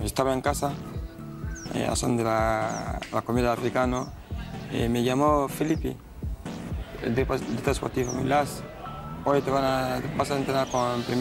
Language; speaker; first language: Spanish; non-native, fluent; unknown